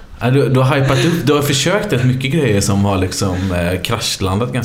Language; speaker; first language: Swedish; native; Swedish